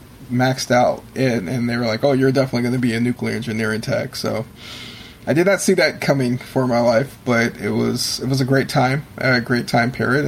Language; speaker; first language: English; native; English